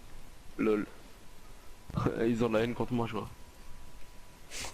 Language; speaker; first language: French; native; French